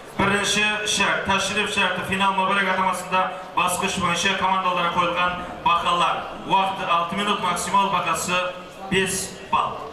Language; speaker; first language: Uzbek; non-native, local second language; Kara-Kalpak